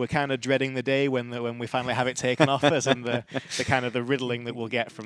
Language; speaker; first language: English; native; English